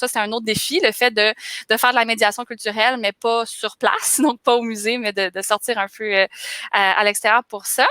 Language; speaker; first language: French; native; French